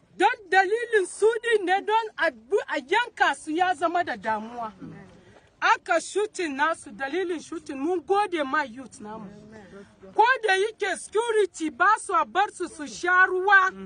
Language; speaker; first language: Hausa; non-native, local second language; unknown